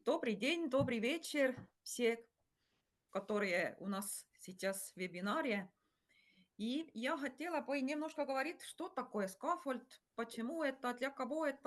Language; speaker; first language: Russian; non-native, fluent; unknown